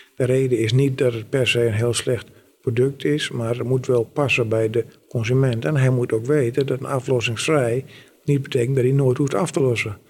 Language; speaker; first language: Dutch; native; Dutch